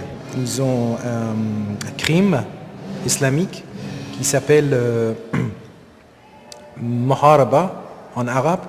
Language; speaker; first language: French; non-native, learner; Persian